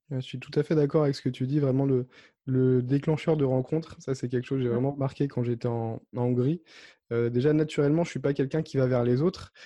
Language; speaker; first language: French; native; French